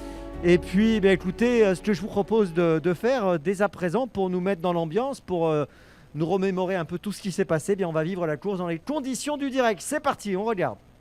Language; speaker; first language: French; native; French